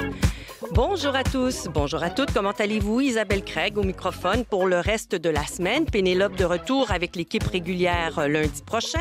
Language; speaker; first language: French; native; French